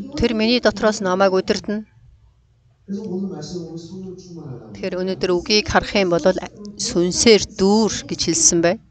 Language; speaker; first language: Mongolian; non-native, fluent; Korean